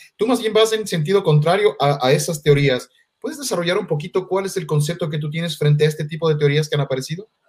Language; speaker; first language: Spanish; native; Spanish